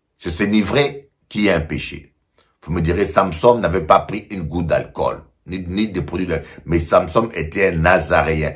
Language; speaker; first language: French; non-native, local second language; Lingala